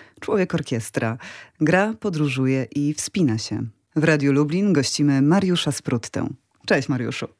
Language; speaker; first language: Polish; native; Polish